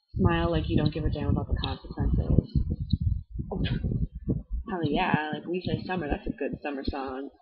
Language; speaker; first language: English; native; English